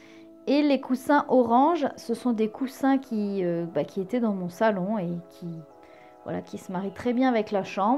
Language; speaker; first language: French; native; French